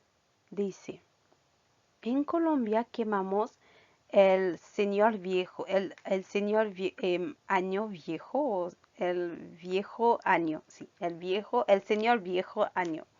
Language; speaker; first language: Spanish; non-native, fluent; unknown